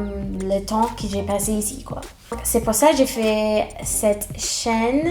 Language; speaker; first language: French; non-native, fluent; English